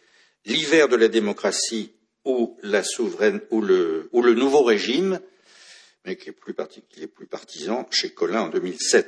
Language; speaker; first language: French; native; French